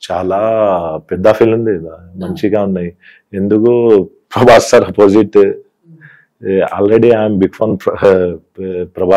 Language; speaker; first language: Telugu; non-native, local second language; Hindi